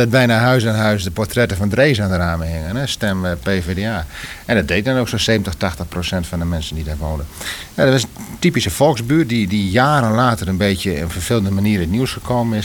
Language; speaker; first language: Dutch; native; Dutch